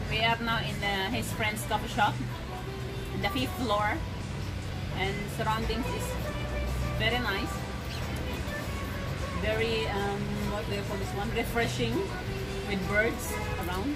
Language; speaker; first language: English; non-native, learner; Filipino